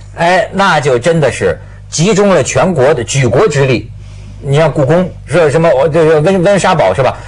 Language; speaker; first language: Chinese; native; Chinese